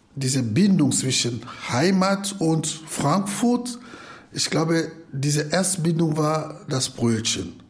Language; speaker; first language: German; non-native, fluent; Lingala